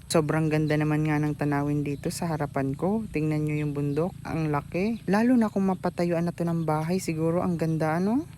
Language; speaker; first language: Filipino; non-native, local second language; Bikol